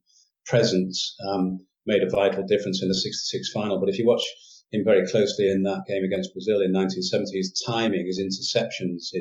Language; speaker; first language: English; native; English